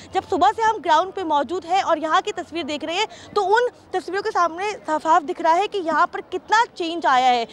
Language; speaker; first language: Hindi; native; Hindi